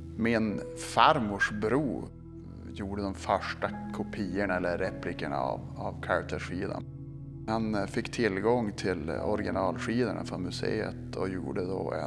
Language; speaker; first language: Swedish; native; Swedish